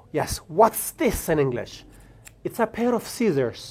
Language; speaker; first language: English; non-native, fluent; Amharic